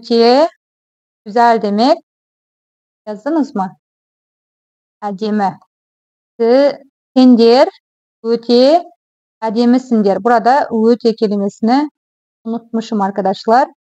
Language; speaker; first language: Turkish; non-native, fluent; Kazakh